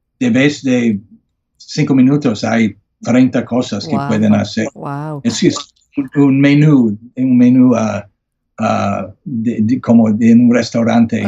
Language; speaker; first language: Spanish; non-native, learner; English